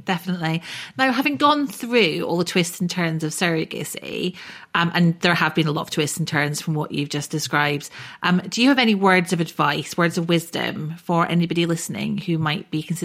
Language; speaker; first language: English; native; English